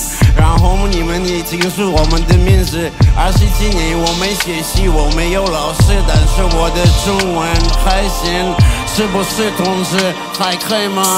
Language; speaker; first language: Chinese; non-native, learner; Russian